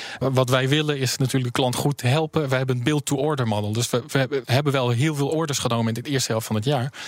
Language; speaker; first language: Dutch; early bilingual, heritage; Dutch